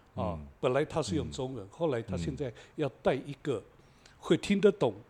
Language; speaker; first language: Chinese; native; Chinese